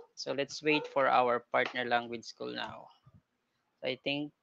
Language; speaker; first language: English; non-native, local second language; Filipino